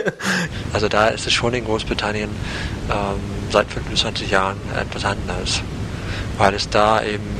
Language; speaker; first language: German; non-native, fluent; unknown